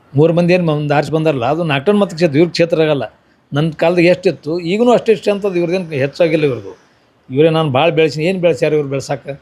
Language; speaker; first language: Kannada; native; Kannada